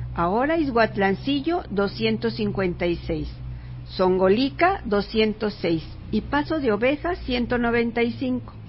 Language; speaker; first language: Spanish; native; Spanish